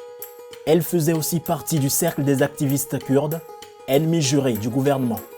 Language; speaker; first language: French; native; French